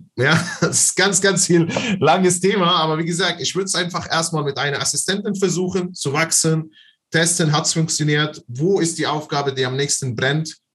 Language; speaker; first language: German; non-native, fluent; Arabic